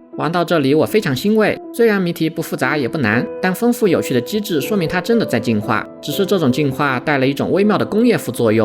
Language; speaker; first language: Chinese; native; Chinese